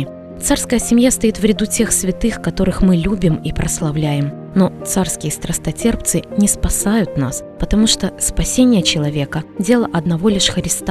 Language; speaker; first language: Russian; native; Russian